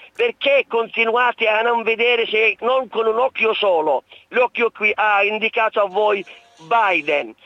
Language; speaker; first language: Italian; non-native, fluent; Arabic